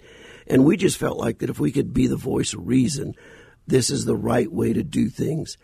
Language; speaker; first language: English; native; English